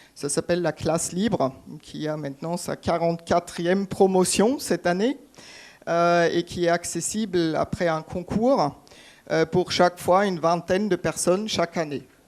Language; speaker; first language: French; non-native, fluent; German